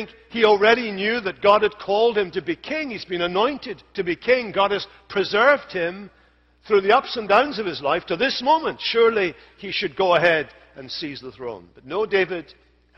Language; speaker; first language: English; native; English